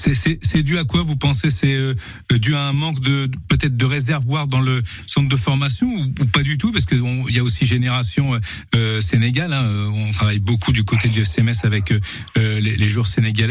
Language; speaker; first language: French; native; French